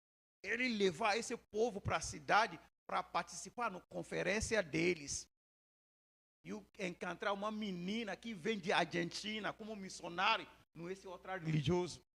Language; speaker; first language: Portuguese; non-native, learner; Yoruba